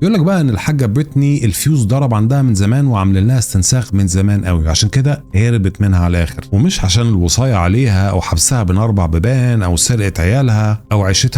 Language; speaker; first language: Arabic; native; Arabic